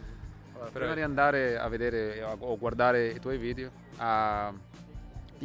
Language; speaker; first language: Italian; non-native, fluent; Portuguese